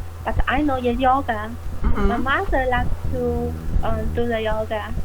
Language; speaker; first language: English; non-native, learner; Chinese